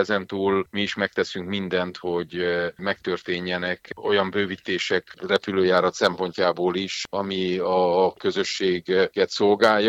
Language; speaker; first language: Hungarian; native; Hungarian